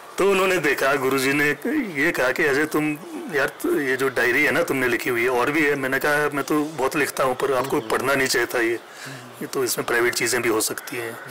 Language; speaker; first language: Hindi; non-native, local second language; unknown